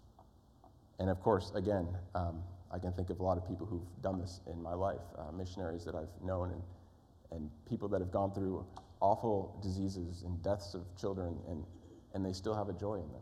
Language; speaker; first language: English; native; English